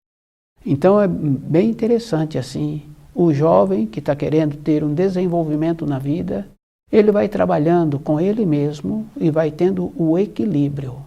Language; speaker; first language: Portuguese; native; Portuguese